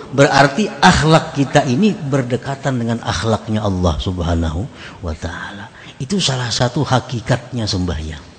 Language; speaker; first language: Indonesian; non-native, local second language; Banjar